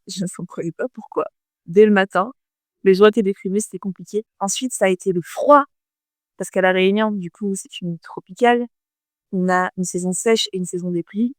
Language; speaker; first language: French; native; French